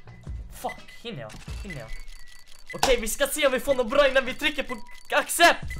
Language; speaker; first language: Swedish; native; Swedish